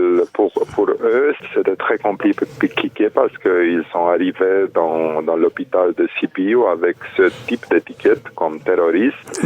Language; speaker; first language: French; non-native, fluent; Romanian